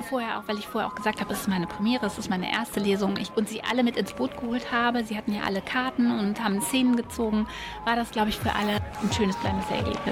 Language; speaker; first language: German; native; German